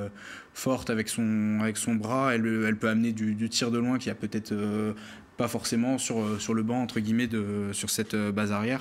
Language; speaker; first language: French; native; French